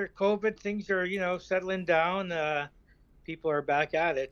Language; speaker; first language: English; native; English